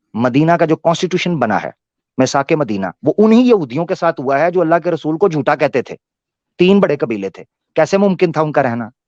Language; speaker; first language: Urdu; native; Urdu